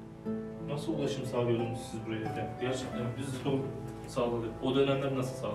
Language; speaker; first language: Turkish; native; Turkish